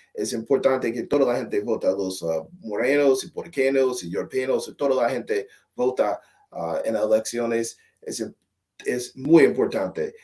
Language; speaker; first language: Spanish; non-native, learner; English